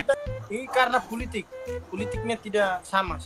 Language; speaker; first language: Indonesian; non-native, local second language; Tetum